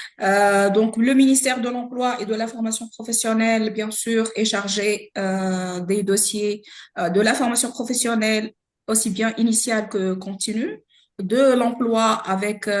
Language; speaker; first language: French; non-native, local second language; Arabic